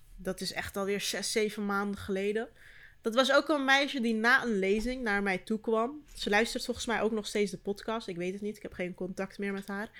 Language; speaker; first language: Dutch; early bilingual, other home language; Turkish